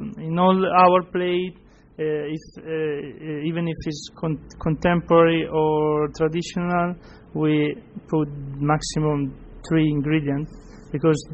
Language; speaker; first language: English; non-native, fluent; Italian